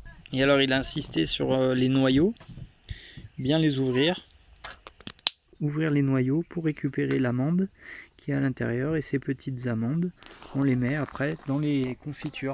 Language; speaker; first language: French; native; French